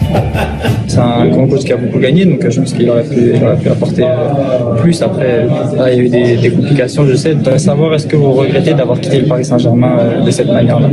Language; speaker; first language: French; native; French